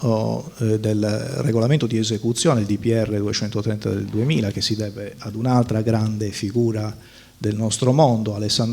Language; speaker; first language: Italian; native; Italian